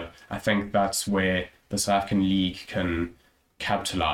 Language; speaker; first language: English; native; English